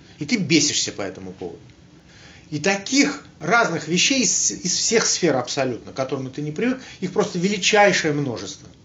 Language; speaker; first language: Russian; native; Russian